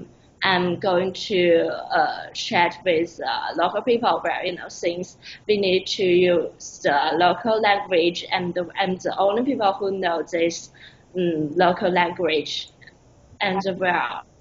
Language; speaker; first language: English; non-native, learner; Chinese